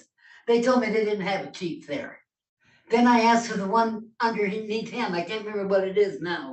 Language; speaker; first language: English; native; English